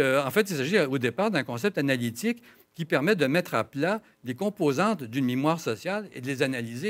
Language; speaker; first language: French; native; French